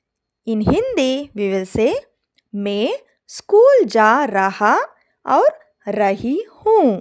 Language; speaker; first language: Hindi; non-native, local second language; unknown